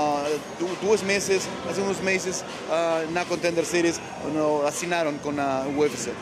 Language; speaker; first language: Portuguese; non-native, learner; Spanish